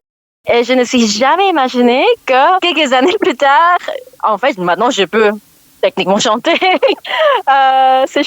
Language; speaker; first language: French; non-native, learner; English